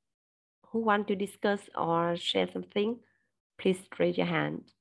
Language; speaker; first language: English; non-native, learner; Vietnamese